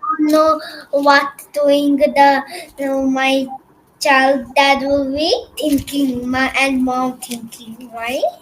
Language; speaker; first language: English; non-native, learner; Hindi